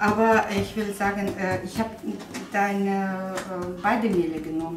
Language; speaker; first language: German; non-native, fluent; Russian